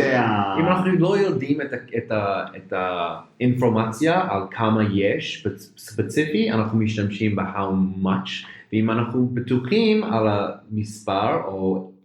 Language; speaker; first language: Hebrew; non-native, fluent; English